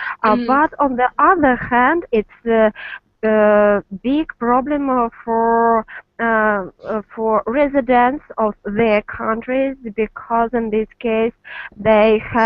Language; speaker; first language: English; non-native, learner; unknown